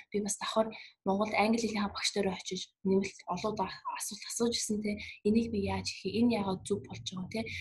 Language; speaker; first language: Mongolian; early bilingual, heritage; Mongolian